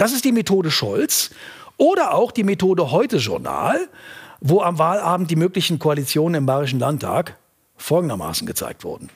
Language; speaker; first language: German; native; German